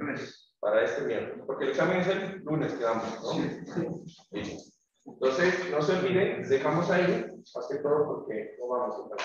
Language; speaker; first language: Spanish; native; Spanish